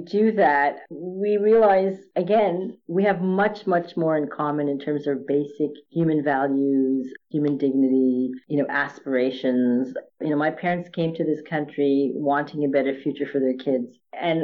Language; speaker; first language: English; native; English